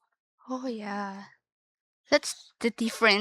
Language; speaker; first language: English; non-native, learner; Indonesian